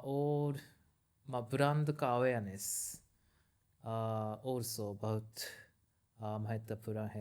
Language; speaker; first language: Hindi; non-native, learner; Japanese